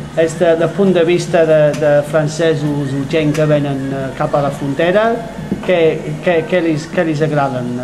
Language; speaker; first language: Catalan; non-native, fluent; English